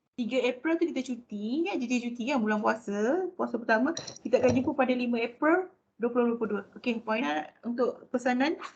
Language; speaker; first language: Malay; native; Malay